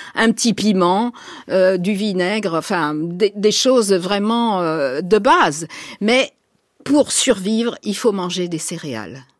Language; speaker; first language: French; native; French